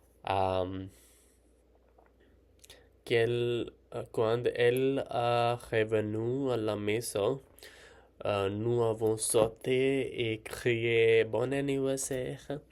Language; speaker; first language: French; non-native, learner; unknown